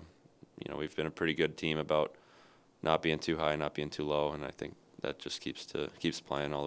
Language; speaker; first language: English; native; English